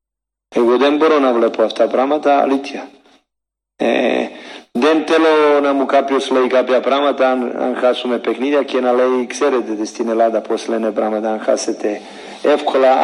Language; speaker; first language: Greek; non-native, learner; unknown